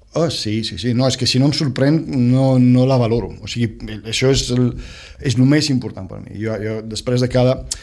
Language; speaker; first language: Catalan; non-native, fluent; Romanian